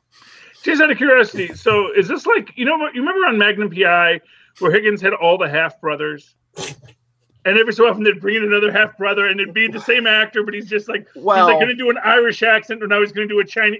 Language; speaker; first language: English; native; English